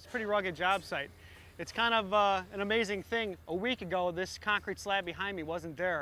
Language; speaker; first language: English; native; English